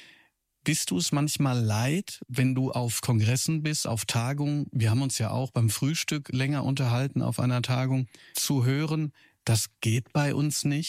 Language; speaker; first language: German; native; German